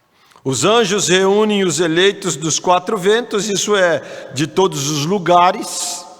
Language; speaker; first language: Portuguese; native; Portuguese